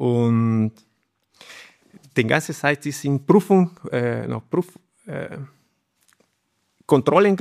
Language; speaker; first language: German; non-native, learner; Spanish